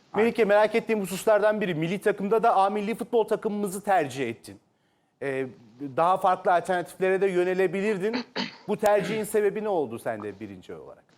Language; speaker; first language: Turkish; native; Turkish